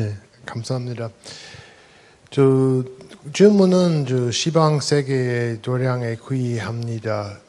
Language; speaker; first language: Korean; non-native, fluent; English